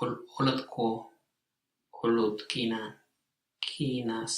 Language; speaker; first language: Finnish; non-native, learner; English